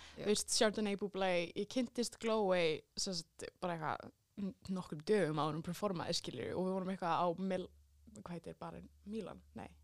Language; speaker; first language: Icelandic; native; Icelandic